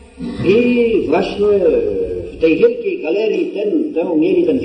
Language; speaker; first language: Polish; native; Polish